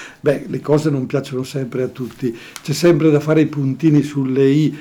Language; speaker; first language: Italian; native; Italian